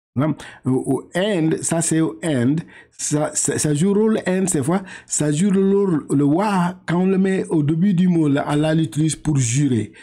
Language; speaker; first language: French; non-native, local second language; Wolof